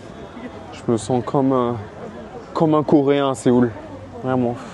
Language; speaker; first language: French; native; French